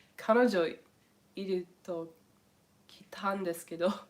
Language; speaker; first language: Japanese; non-native, learner; English